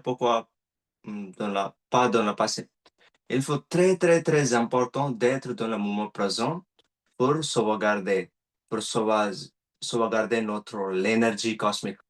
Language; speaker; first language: French; non-native, learner; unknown